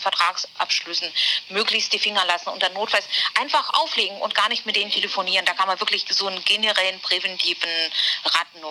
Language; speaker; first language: German; native; German